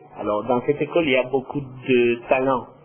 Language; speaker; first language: French; non-native, fluent; Spanish